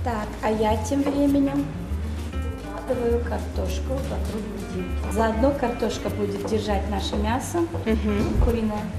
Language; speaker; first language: Russian; native; Russian